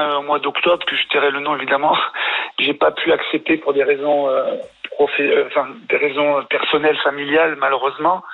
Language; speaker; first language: French; native; French